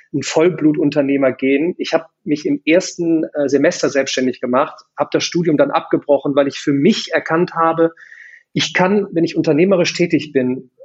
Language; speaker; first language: German; native; German